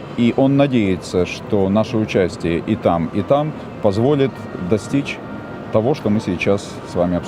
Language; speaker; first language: Russian; native; Russian